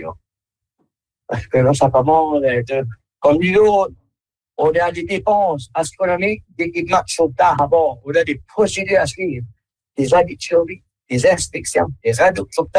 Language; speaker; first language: French; native; French